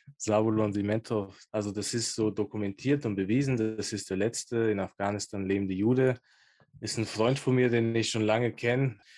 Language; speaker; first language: German; early bilingual, other home language; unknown